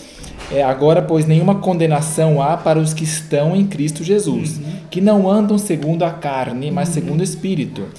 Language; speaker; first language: Portuguese; native; Portuguese